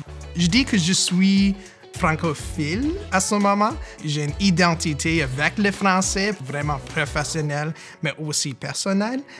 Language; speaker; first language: French; non-native, fluent; English